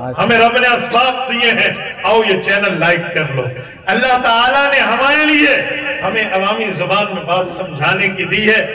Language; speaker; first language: Urdu; non-native, local second language; Saraiki